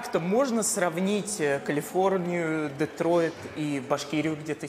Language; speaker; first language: Russian; native; Russian